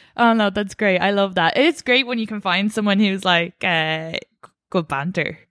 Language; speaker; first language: English; native; English